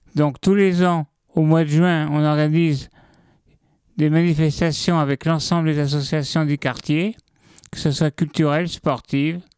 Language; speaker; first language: French; native; French